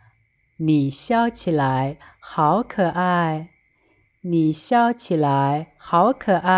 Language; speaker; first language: Chinese; non-native, fluent; Lao